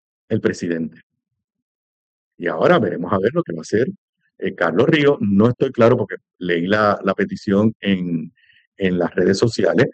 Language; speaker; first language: Spanish; native; Spanish